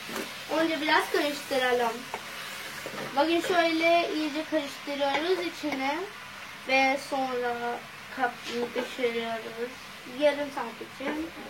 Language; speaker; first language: Turkish; non-native, learner; Urdu